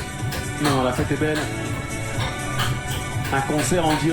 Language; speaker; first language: French; native; French